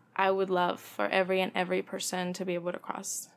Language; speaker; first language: English; early bilingual, other home language; Spanish